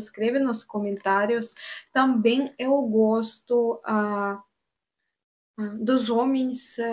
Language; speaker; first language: Portuguese; non-native, learner; Russian